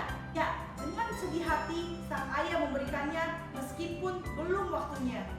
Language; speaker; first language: Indonesian; native; Indonesian